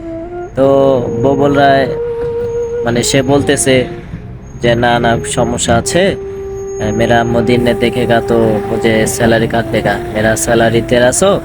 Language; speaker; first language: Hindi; non-native, fluent; Bangla